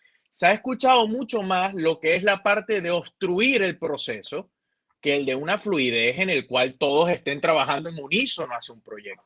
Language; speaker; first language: Spanish; native; Spanish